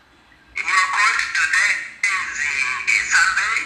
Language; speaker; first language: English; non-native, learner; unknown